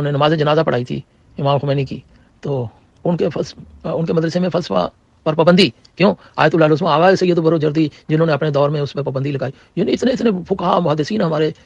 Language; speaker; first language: Urdu; non-native, local second language; Punjabi